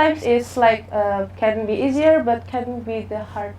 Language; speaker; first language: English; non-native, learner; Indonesian